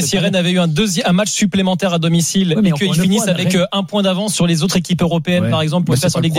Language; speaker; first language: French; native; French